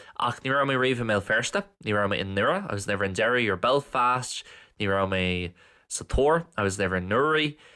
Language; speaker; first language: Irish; non-native, local second language; English